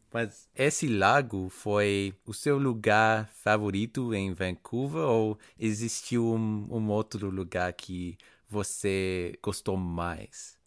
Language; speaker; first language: Portuguese; non-native, fluent; English